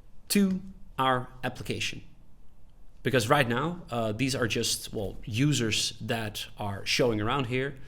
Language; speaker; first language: English; non-native, fluent; Dutch